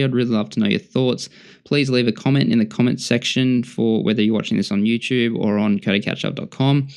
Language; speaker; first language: English; native; English